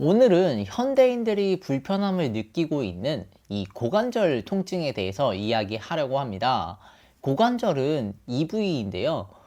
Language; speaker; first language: Korean; native; Korean